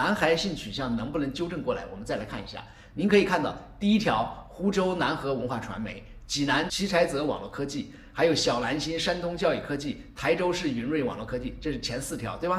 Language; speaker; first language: Chinese; native; Chinese